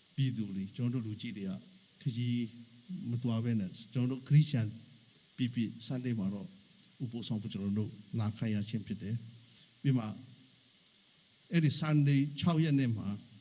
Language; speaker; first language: Burmese; non-native, local second language; Hakha Chin